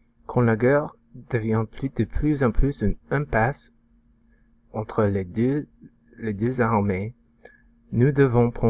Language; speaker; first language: French; non-native, learner; English